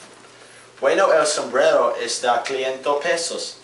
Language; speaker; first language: Spanish; non-native, learner; English